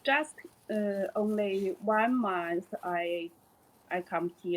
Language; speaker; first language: English; non-native, learner; Chinese